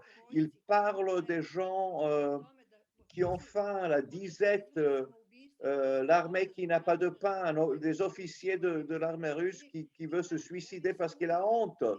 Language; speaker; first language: French; non-native, local second language; Serbian